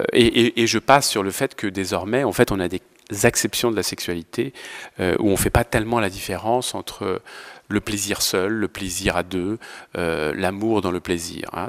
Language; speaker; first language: French; native; French